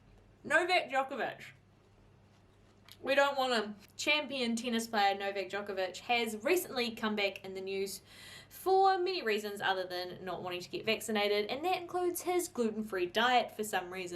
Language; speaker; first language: English; native; English